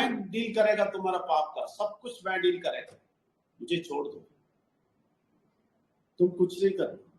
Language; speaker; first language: Hindi; non-native, local second language; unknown